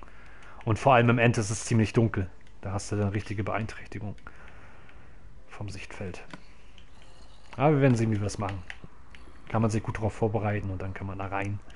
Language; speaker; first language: German; native; German